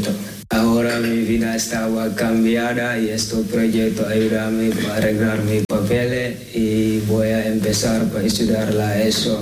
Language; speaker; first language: Spanish; non-native, learner; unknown